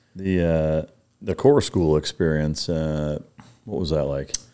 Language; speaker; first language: English; native; English